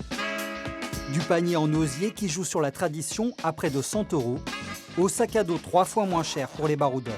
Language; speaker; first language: French; native; French